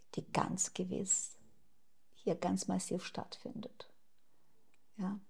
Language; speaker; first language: German; non-native, fluent; Russian